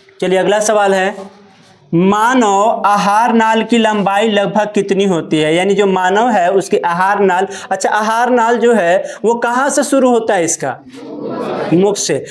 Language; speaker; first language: Hindi; native; Hindi